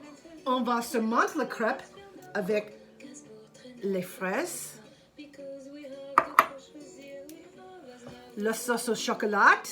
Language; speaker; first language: French; non-native, fluent; English